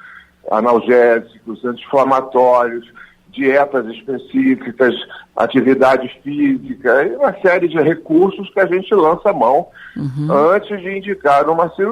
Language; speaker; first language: Portuguese; native; Portuguese